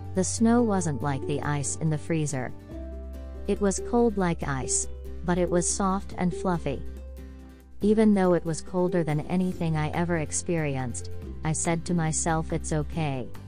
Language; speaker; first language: English; non-native, fluent; Thai